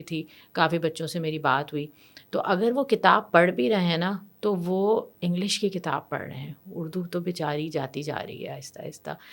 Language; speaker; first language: Urdu; native; Urdu